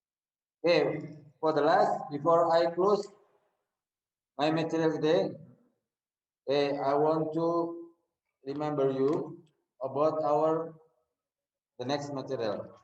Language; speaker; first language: English; non-native, learner; Indonesian